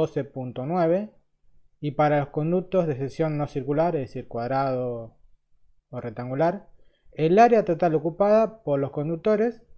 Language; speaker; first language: Spanish; native; Spanish